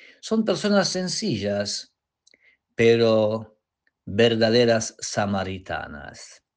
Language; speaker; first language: Spanish; non-native, fluent; Polish